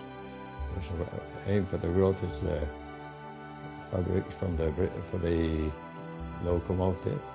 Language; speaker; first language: Dutch; non-native, learner; English